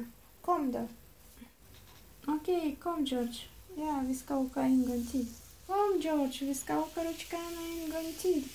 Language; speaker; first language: Swedish; non-native, learner; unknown